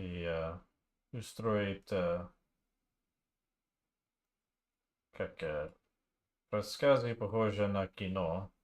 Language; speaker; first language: Russian; non-native, learner; English